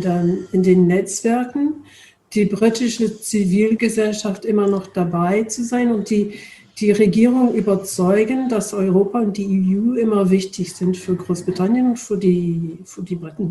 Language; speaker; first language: German; non-native, fluent; English